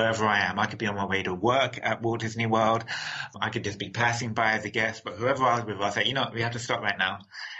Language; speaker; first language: English; native; English